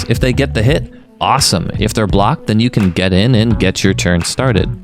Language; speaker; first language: English; native; English